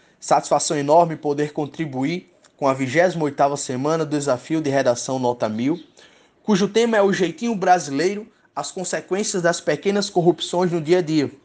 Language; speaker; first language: Portuguese; native; Portuguese